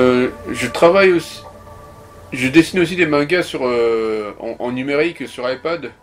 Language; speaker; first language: French; non-native, fluent; Japanese